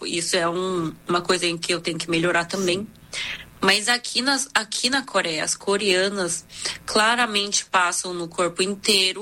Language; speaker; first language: Portuguese; early bilingual, other home language; Korean